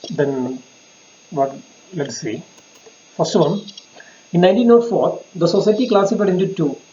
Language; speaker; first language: English; non-native, local second language; Malayalam